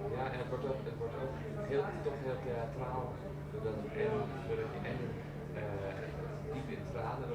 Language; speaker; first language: Dutch; native; Dutch